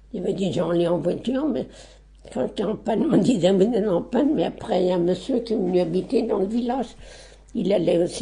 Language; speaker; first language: French; non-native, local second language; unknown